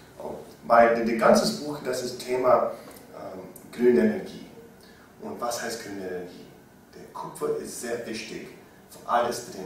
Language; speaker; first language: German; non-native, learner; English